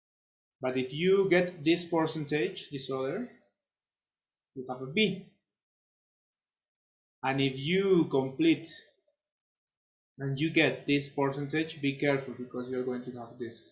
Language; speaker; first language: English; non-native, fluent; Spanish